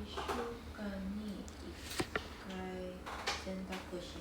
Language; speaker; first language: Japanese; non-native, learner; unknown